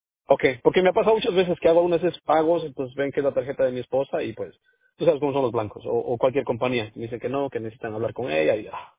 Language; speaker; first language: Spanish; native; Spanish